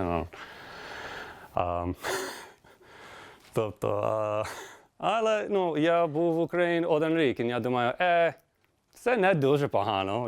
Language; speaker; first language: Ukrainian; non-native, learner; English